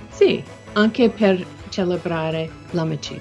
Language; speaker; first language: Italian; non-native, learner; English